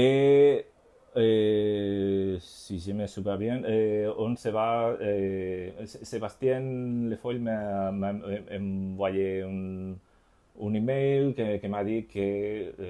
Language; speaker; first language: French; non-native, learner; Spanish